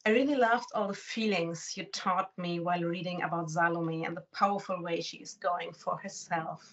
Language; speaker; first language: English; non-native, fluent; German